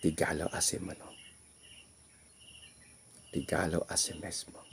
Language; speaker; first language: Spanish; non-native, learner; English